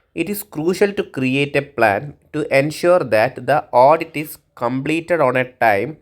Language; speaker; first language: English; non-native, local second language; Malayalam